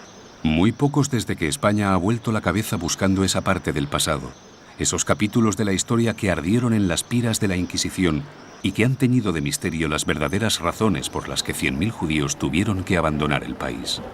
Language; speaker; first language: Spanish; native; Spanish